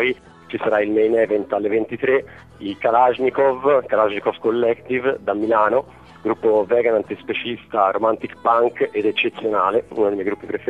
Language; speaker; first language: Italian; native; Italian